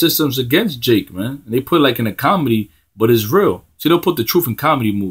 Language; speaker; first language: English; native; English